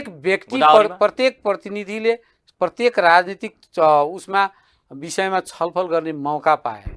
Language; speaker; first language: Nepali; native; Nepali